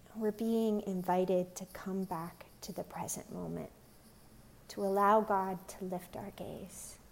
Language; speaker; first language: English; native; English